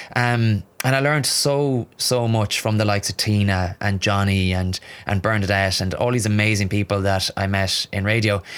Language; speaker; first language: English; native; English